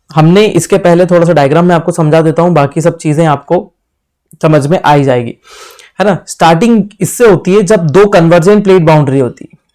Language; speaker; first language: Hindi; native; Hindi